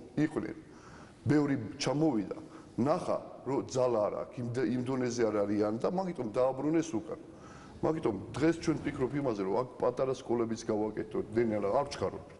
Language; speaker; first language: Georgian; non-native, local second language; Ossetic